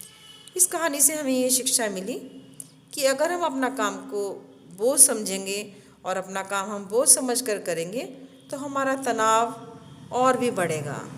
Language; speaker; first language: Hindi; native; Hindi